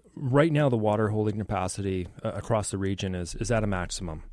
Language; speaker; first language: English; native; English